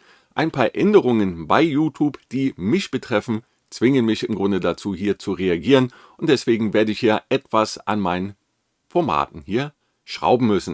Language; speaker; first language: German; native; German